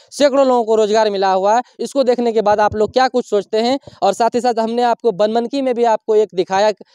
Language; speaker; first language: Hindi; native; Hindi